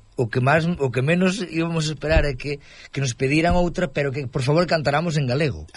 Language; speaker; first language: Galician; native; Galician